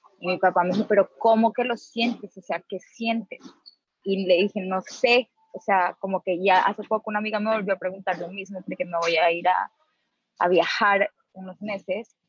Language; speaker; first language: Spanish; native; Spanish